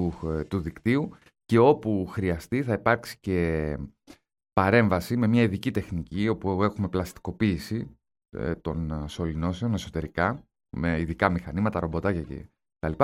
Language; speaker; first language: Greek; native; Greek